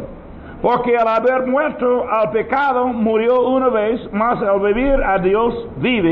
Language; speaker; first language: Spanish; non-native, learner; English